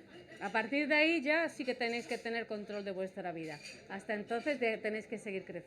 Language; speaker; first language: Spanish; native; Spanish